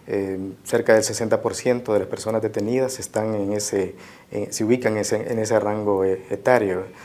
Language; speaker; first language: Spanish; native; Spanish